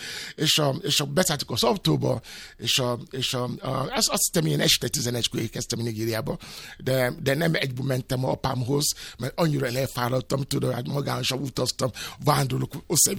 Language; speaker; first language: Hungarian; non-native, fluent; Yoruba